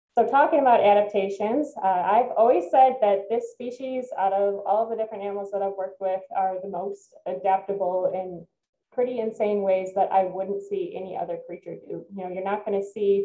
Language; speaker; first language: English; native; English